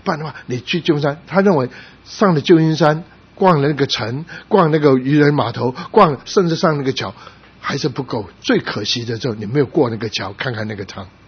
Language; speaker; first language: Chinese; non-native, local second language; Cantonese